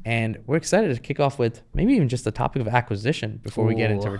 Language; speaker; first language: English; native; English